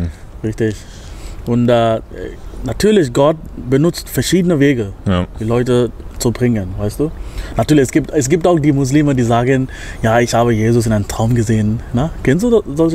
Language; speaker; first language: German; non-native, fluent; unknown